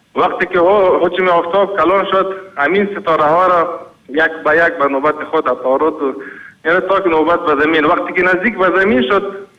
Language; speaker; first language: Persian; native; Persian